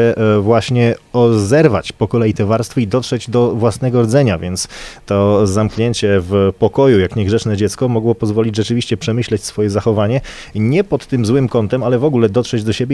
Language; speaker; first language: Polish; native; Polish